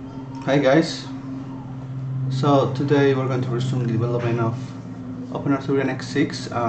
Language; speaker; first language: English; non-native, fluent; Spanish